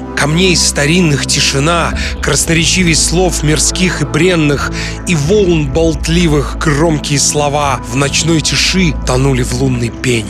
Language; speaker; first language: Russian; native; Russian